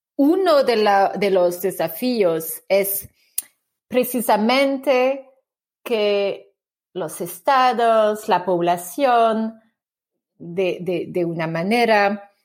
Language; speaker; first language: Spanish; non-native, fluent; French